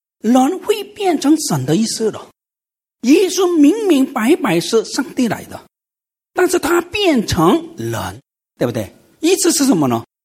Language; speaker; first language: Chinese; non-native, fluent; Korean